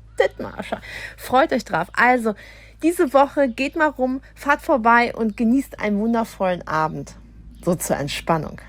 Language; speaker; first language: German; native; German